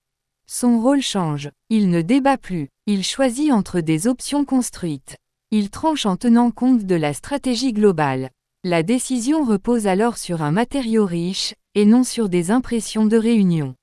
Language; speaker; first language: French; native; French